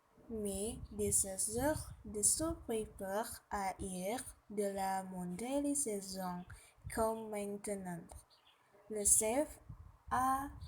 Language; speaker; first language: French; non-native, learner; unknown